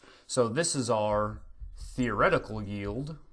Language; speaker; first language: English; native; English